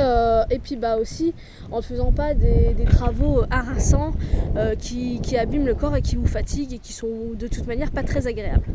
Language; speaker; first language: French; native; French